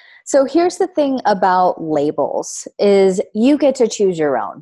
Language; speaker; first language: English; native; English